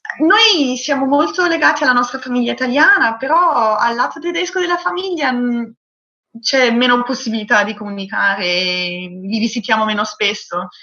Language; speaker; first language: Italian; early bilingual, heritage; Italian